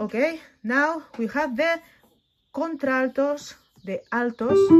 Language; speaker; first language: English; non-native, learner; Catalan